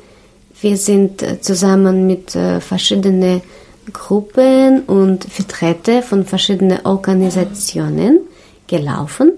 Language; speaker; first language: German; non-native, learner; Russian